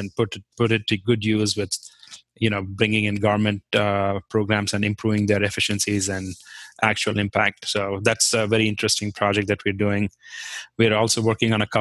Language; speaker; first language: English; non-native, local second language; Kashmiri